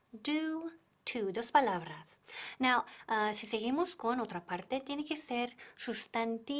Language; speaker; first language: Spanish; non-native, fluent; English